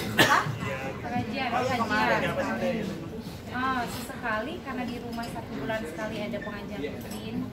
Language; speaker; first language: Indonesian; native; Indonesian